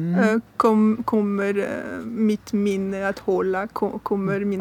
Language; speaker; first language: Swedish; non-native, fluent; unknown